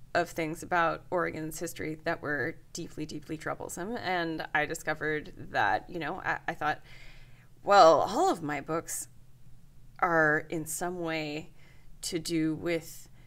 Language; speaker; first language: English; native; English